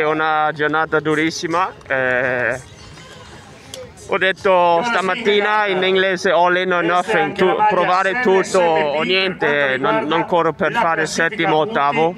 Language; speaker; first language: Italian; non-native, fluent; Danish